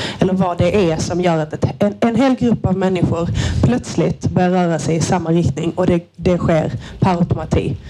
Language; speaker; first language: Swedish; native; Swedish